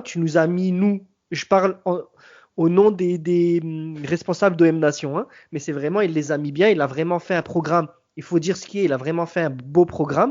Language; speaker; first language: French; native; French